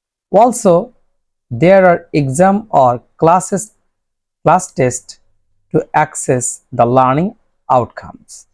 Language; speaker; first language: English; non-native, local second language; Bangla